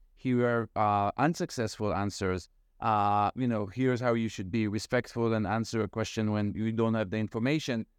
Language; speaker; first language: English; non-native, fluent; Hebrew